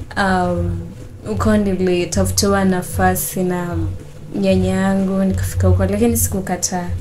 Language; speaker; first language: Swahili; non-native, local second language; Gusii